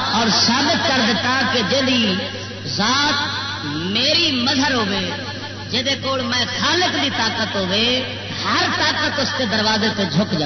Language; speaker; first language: Urdu; non-native, local second language; Punjabi